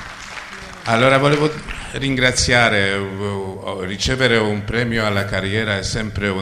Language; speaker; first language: Italian; non-native, fluent; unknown